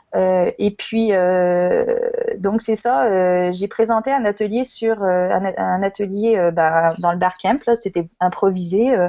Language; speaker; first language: French; native; French